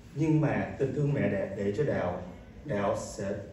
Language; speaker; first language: Vietnamese; early bilingual, heritage; Vietnamese